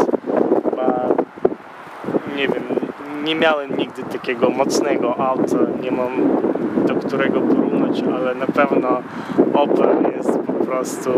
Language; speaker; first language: Polish; non-native, fluent; Ukrainian